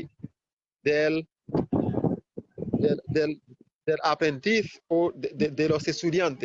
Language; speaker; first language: Spanish; non-native, fluent; Haitian Creole